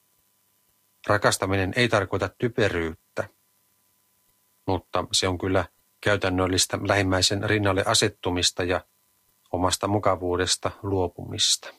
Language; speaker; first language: Finnish; native; Finnish